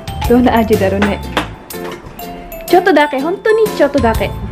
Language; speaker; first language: Japanese; non-native, fluent; Filipino